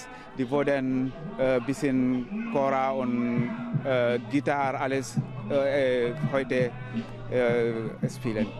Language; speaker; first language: German; non-native, learner; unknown